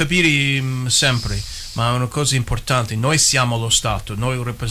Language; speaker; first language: Italian; early bilingual, heritage; English